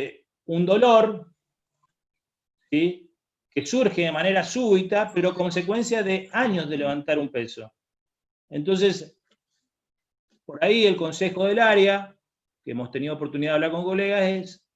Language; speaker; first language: Spanish; native; Spanish